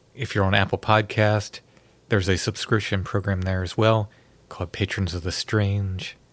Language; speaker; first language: English; native; English